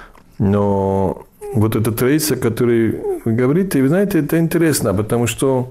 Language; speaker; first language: Russian; non-native, fluent; English